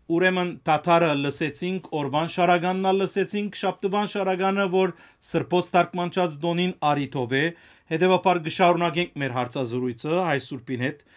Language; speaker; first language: Armenian; native; Armenian